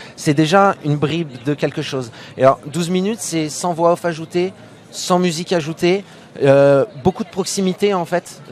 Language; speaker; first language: French; native; French